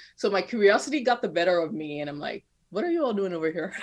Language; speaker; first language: English; non-native, local second language; Yoruba